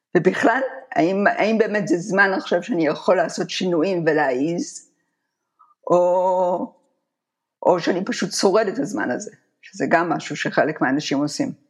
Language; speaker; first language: Hebrew; native; Hebrew